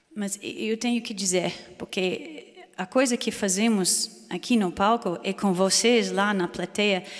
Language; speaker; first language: Portuguese; non-native, fluent; English